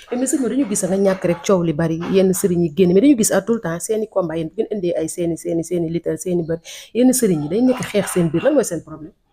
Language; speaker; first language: Wolof; native; Wolof